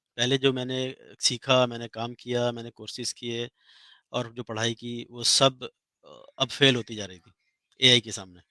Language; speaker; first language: Urdu; native; Urdu